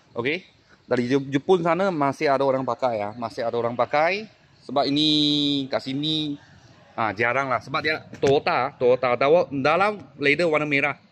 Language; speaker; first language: Malay; non-native, local second language; Chinese